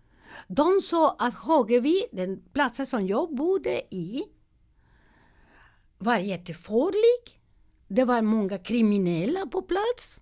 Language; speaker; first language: Swedish; non-native, learner; Spanish